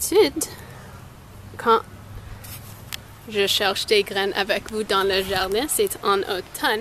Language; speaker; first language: French; non-native, local second language; English